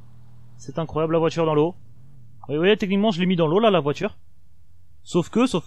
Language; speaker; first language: French; native; French